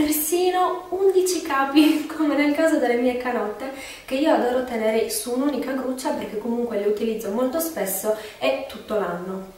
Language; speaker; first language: Italian; native; Italian